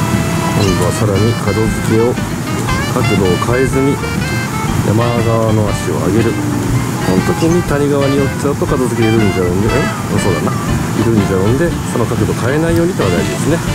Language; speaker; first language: Japanese; native; Japanese